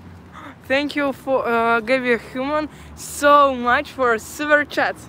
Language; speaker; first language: English; non-native, learner; Russian